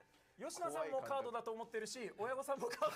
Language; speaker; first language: Japanese; native; Japanese